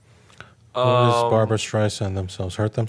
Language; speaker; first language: English; native; English